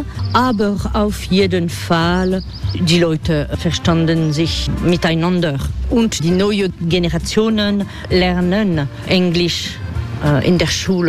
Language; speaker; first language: German; non-native, fluent; French